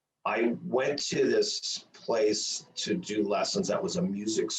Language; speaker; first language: English; native; English